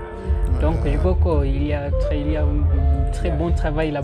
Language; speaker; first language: French; non-native, fluent; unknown